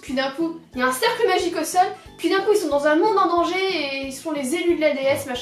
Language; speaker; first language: French; native; French